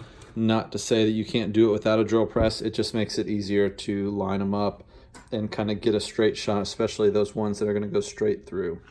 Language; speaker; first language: English; native; English